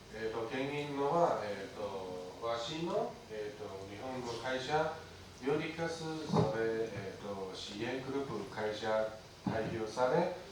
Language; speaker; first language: Japanese; non-native, learner; Chinese